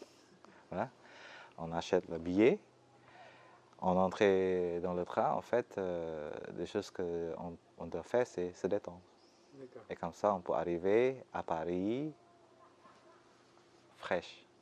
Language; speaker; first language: French; non-native, fluent; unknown